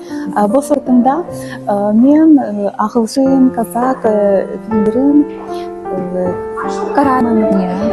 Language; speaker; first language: Kazakh; non-native, learner; Russian